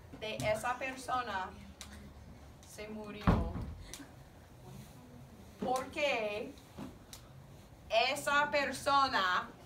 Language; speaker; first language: Spanish; non-native, fluent; English